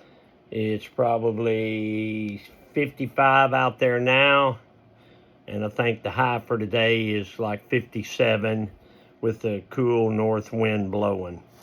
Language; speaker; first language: English; native; English